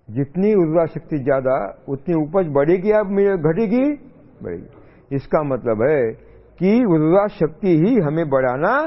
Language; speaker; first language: Hindi; non-native, local second language; Marathi